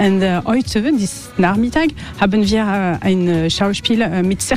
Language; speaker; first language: German; non-native, learner; French